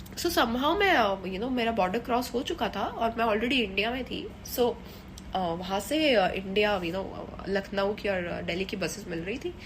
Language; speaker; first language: Hindi; native; Hindi